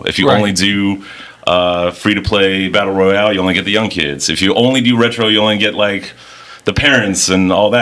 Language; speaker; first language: English; native; English